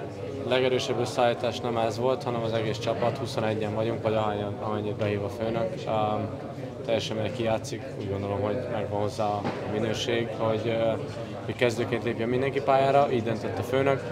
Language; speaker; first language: Hungarian; native; Hungarian